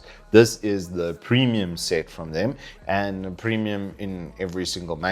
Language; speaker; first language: English; native; English